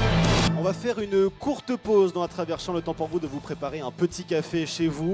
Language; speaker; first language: French; native; French